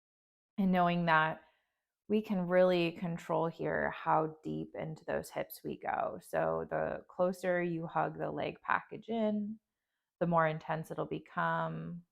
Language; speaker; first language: English; native; English